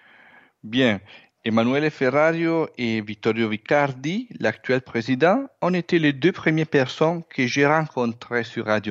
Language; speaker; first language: French; non-native, fluent; Italian